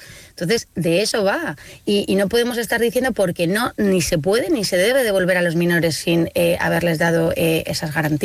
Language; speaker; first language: Spanish; native; Spanish